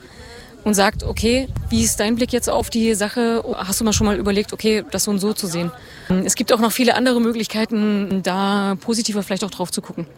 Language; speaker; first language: German; native; German